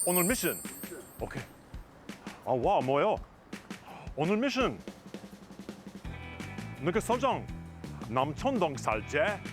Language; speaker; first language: Korean; non-native, learner; English